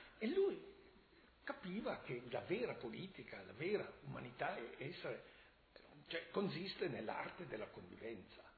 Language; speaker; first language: Italian; non-native, fluent; German